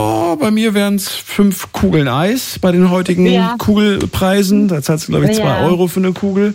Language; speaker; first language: German; native; German